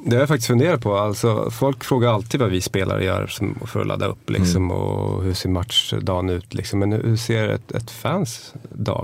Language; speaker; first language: Swedish; native; Swedish